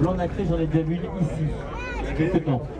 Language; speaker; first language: French; native; French